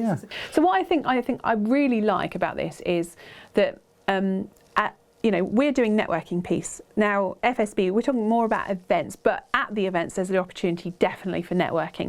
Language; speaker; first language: English; native; English